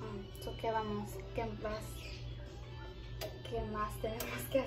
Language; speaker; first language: Spanish; early bilingual, heritage; Spanish